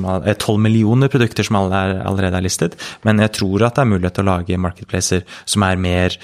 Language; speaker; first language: Norwegian; native; Norwegian